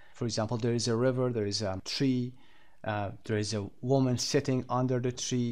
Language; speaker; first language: English; non-native, fluent; Persian